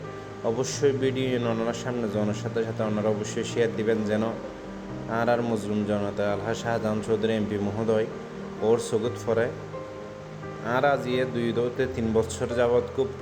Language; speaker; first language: Bangla; non-native, local second language; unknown